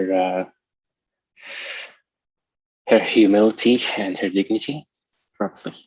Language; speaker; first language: English; non-native, local second language; Arabic